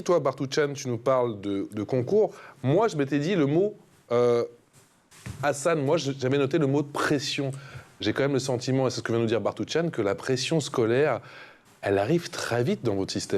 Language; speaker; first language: French; native; French